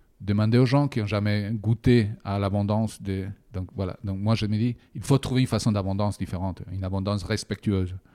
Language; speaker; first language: French; non-native, fluent; Spanish